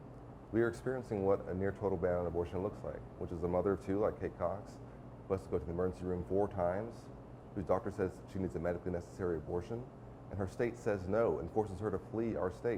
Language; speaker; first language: English; native; English